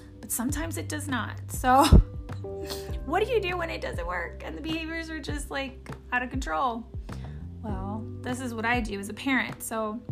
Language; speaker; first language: English; native; English